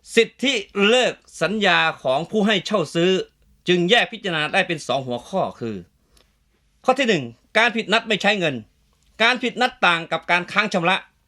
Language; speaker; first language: Thai; native; Thai